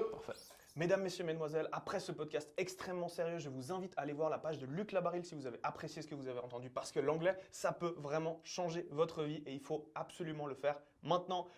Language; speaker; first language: French; early bilingual, other home language; Czech